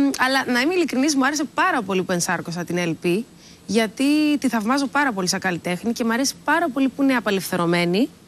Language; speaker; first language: Greek; early bilingual, other home language; Dutch